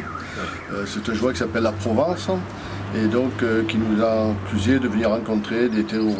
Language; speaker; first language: French; native; French